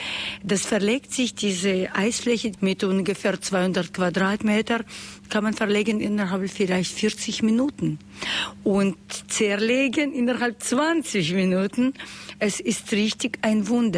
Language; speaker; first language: German; non-native, fluent; Russian